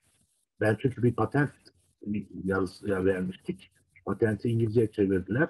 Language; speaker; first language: Turkish; native; Turkish